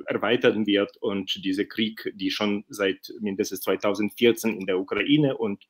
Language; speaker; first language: German; non-native, fluent; Ukrainian